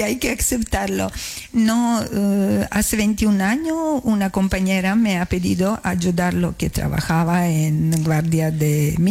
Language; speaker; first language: Spanish; non-native, fluent; Serbian